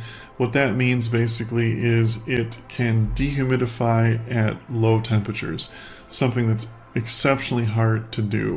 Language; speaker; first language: English; native; English